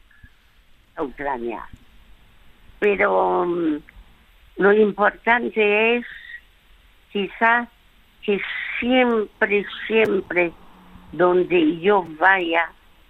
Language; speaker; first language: Spanish; early bilingual, other home language; French